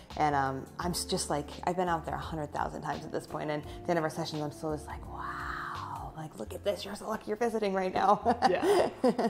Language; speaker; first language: English; native; English